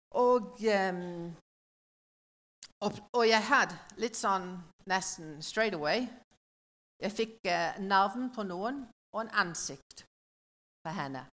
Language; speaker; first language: Norwegian; non-native, learner; English